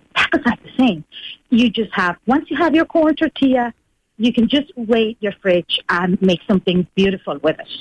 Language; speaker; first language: English; non-native, fluent; Spanish